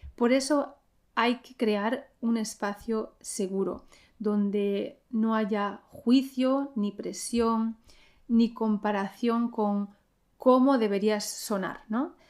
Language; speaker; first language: Spanish; early bilingual, heritage; Spanish